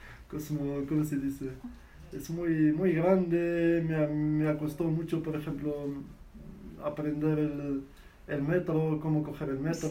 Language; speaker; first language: Spanish; non-native, fluent; Arabic